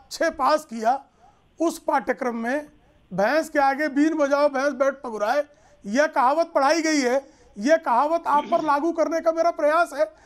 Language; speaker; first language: Hindi; native; Hindi